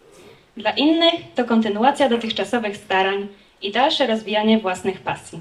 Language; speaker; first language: Polish; native; Polish